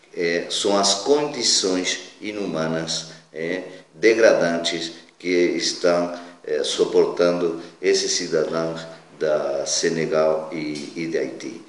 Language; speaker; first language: Portuguese; non-native, fluent; Spanish